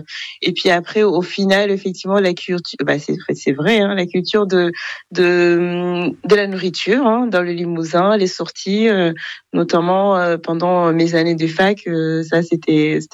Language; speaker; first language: French; non-native, local second language; Kinyarwanda